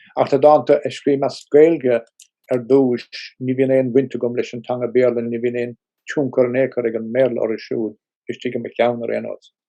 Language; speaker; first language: Irish; non-native, local second language; English